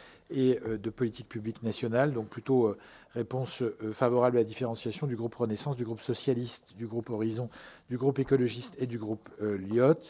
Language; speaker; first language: French; native; French